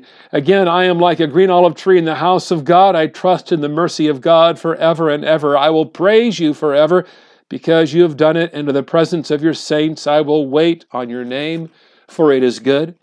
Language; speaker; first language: English; native; English